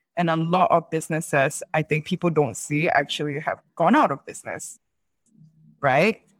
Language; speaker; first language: English; native; English